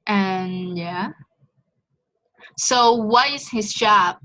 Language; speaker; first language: English; non-native, fluent; Vietnamese